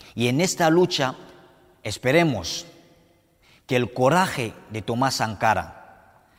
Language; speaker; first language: Spanish; non-native, fluent; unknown